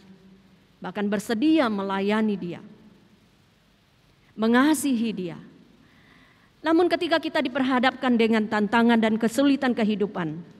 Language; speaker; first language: Indonesian; native; Indonesian